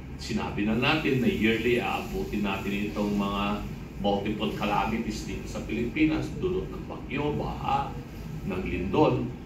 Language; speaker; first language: Filipino; non-native, local second language; Iloko